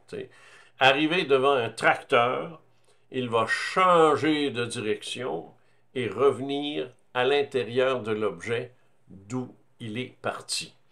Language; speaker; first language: French; native; French